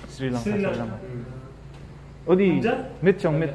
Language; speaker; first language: Korean; non-native, learner; Filipino